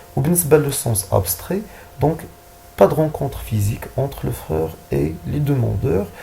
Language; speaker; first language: French; non-native, local second language; Arabic